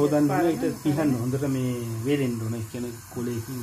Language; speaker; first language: Italian; non-native, learner; Sinhala